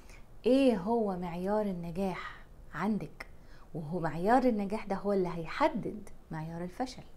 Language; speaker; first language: Arabic; native; Arabic